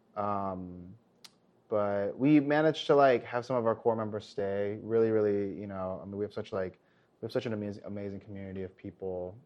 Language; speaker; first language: English; early bilingual, other home language; Korean